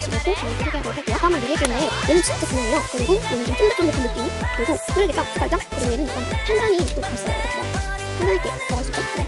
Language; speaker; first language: Korean; native; Korean